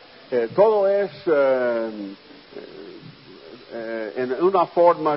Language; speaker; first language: Spanish; non-native, fluent; English